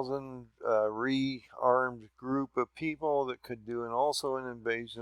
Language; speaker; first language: English; native; English